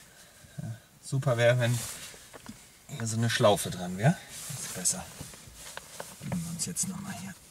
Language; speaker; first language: German; native; German